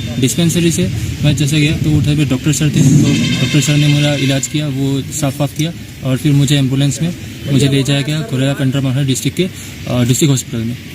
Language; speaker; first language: Hindi; non-native, local second language; Assamese